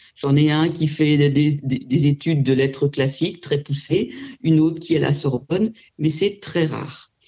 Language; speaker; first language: French; native; French